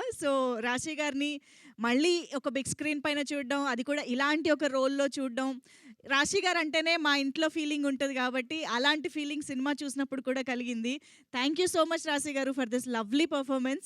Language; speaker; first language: Telugu; native; Telugu